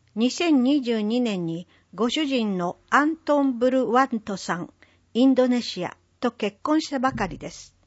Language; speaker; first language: Japanese; native; Japanese